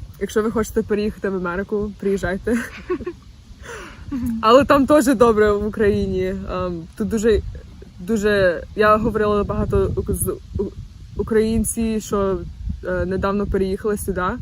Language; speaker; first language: Ukrainian; early bilingual, other home language; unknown